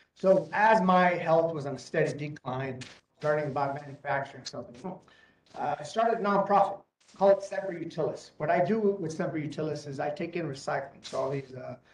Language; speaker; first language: English; native; English